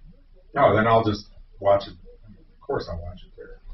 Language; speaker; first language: English; native; English